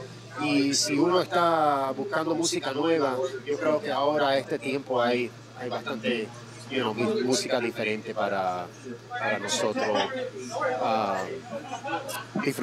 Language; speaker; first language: Spanish; early bilingual, heritage; Spanish